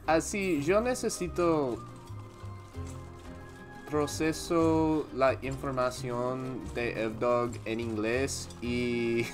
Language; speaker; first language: Spanish; non-native, learner; English